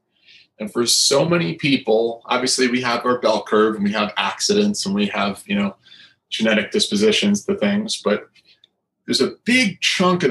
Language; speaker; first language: English; native; English